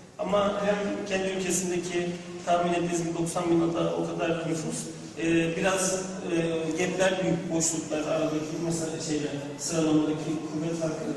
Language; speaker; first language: Turkish; native; Turkish